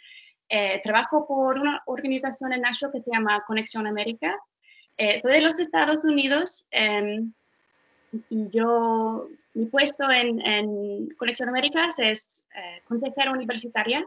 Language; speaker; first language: Spanish; non-native, fluent; English